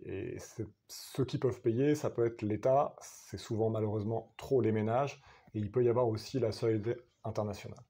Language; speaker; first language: French; native; French